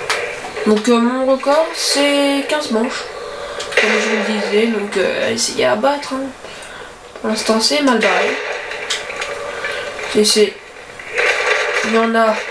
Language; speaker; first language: French; native; French